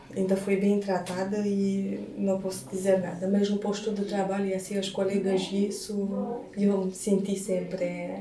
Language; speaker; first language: Portuguese; non-native, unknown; Romanian